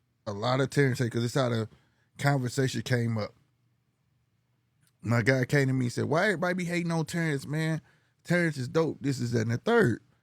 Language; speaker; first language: English; native; English